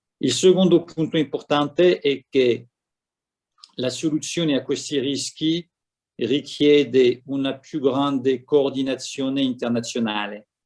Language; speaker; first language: Italian; non-native, fluent; French